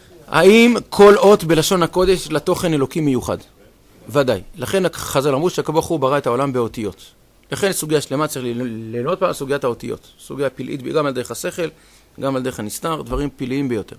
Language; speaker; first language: Hebrew; native; Hebrew